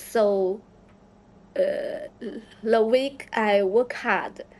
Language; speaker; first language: English; non-native, learner; Chinese